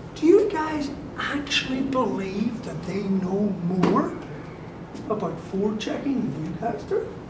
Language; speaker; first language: English; native; English